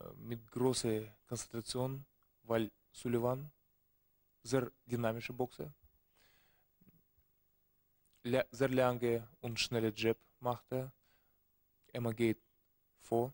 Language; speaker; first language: German; non-native, learner; Russian